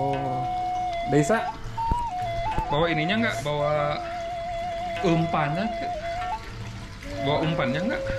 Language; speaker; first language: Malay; non-native, local second language; Sundanese